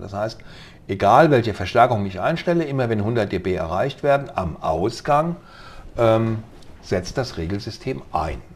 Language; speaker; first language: German; native; German